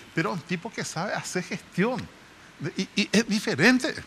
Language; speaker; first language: Spanish; native; Spanish